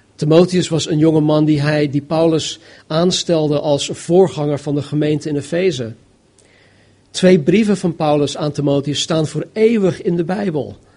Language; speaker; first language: Dutch; non-native, fluent; English